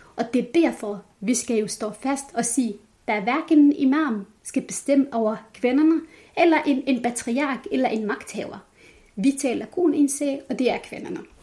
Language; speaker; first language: Danish; non-native, fluent; Arabic